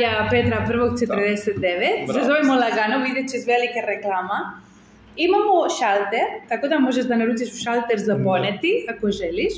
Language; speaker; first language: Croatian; non-native, learner; Spanish